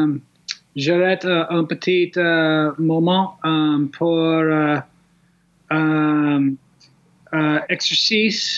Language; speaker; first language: French; non-native, learner; English